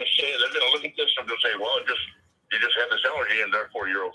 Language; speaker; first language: English; native; English